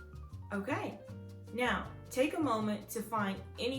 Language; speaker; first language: English; native; English